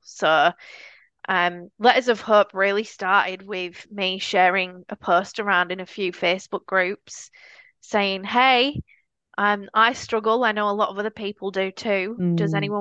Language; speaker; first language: English; native; English